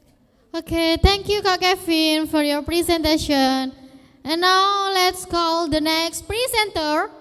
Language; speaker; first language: English; non-native, fluent; Indonesian